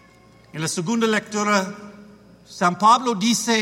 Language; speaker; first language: Spanish; non-native, learner; English